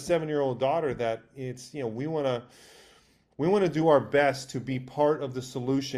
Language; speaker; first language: English; native; English